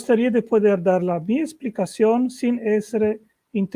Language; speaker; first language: Spanish; non-native, fluent; Portuguese